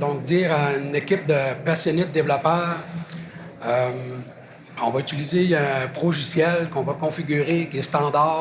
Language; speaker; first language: French; native; French